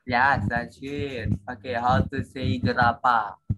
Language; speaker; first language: English; non-native, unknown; Indonesian